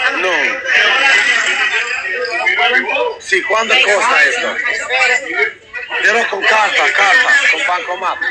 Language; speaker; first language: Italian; non-native, learner; Albanian